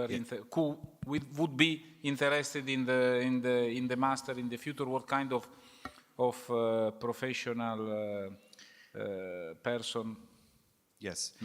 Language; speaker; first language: English; non-native, fluent; Italian